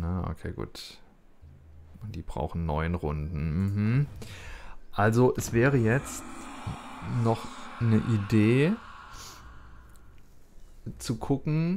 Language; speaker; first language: German; native; German